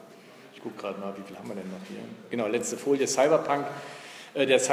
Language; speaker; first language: German; native; German